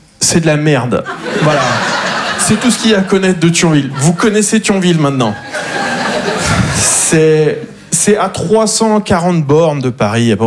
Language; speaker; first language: French; native; French